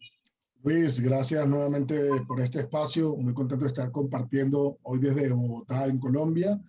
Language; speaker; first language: Spanish; native; Spanish